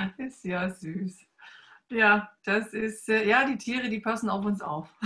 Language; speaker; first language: German; native; German